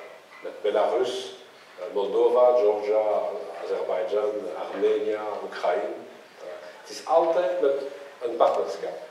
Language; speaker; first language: Dutch; non-native, local second language; French